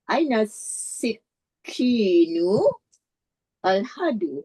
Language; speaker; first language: Arabic; non-native, learner; Malay